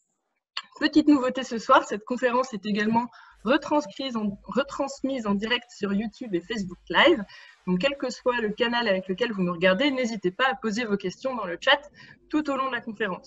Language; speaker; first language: French; native; French